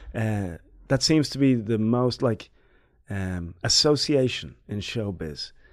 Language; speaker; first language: English; native; English